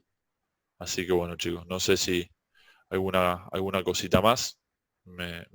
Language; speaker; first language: Spanish; native; Spanish